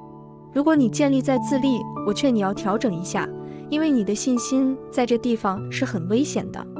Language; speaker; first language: Chinese; native; Chinese